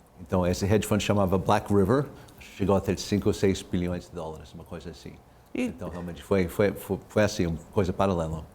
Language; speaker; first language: Portuguese; non-native, fluent; English